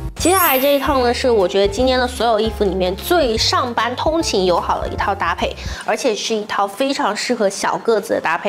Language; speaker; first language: Chinese; native; Chinese